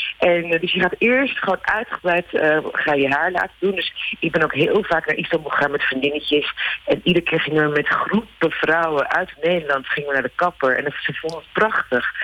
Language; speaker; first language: Dutch; early bilingual, other home language; Turkish